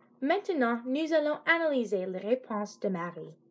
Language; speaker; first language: French; non-native, learner; English